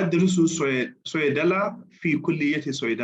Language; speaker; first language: Arabic; non-native, learner; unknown